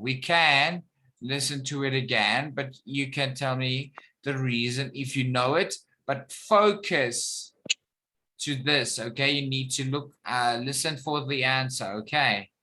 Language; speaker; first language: English; non-native, fluent; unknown